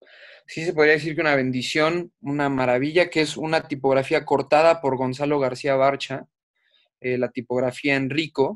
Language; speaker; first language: Spanish; native; Spanish